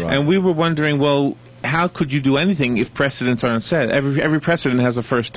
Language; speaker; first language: English; native; English